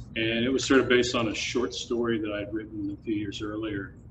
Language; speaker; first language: English; native; English